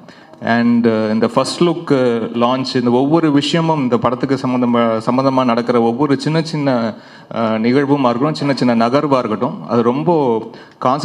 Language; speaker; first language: Tamil; native; Tamil